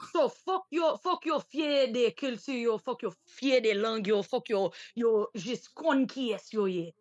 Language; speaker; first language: Haitian Creole; early bilingual, heritage; Haitian Creole